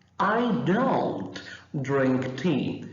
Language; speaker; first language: English; non-native, fluent; Portuguese